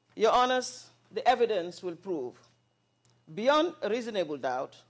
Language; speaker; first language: English; non-native, local second language; Wolof